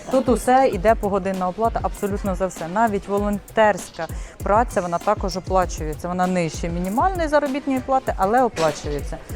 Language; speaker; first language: Ukrainian; native; Ukrainian